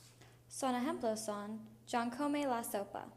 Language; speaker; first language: Spanish; non-native, learner; English